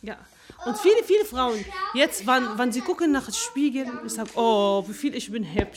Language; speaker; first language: German; non-native, learner; Arabic